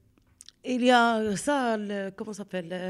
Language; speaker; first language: French; non-native, learner; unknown